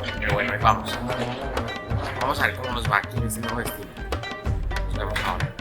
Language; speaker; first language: Spanish; native; Spanish